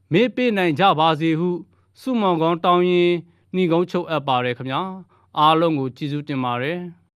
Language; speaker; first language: Burmese; non-native, local second language; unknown